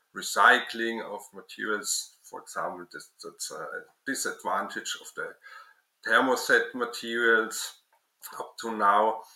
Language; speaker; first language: English; non-native, learner; German